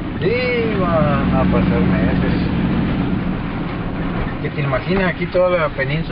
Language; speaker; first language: Spanish; native; Spanish